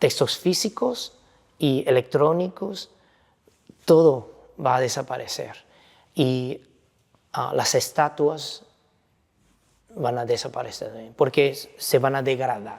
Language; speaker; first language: Spanish; non-native, fluent; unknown